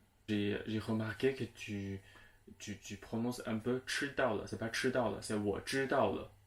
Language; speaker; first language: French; non-native, local second language; Chinese